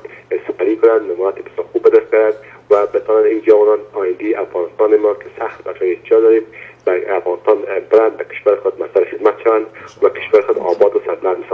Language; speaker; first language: Persian; native; Persian